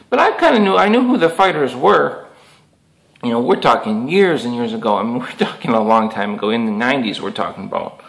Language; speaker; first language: English; native; English